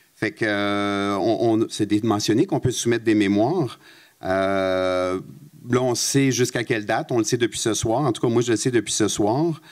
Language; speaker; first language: French; native; French